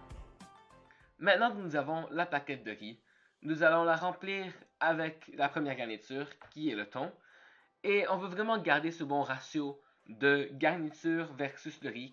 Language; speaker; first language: French; native; French